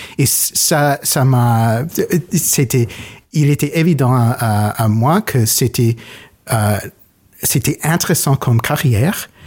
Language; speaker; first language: French; non-native, learner; English